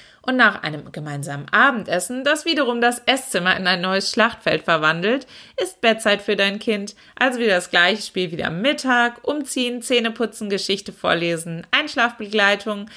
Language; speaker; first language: German; native; German